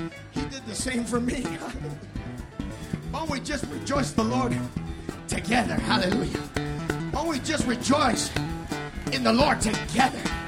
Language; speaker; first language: English; native; English